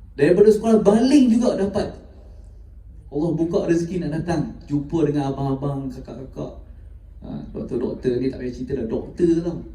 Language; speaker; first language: Malay; native; Malay